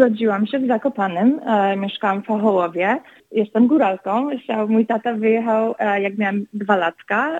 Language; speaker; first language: Polish; early bilingual, other home language; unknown